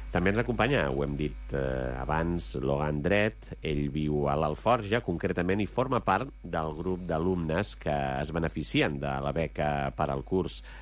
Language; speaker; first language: Catalan; native; Catalan